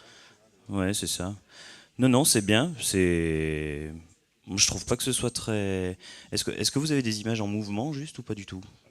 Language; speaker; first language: French; native; French